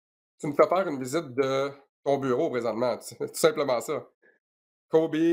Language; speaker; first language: French; native; French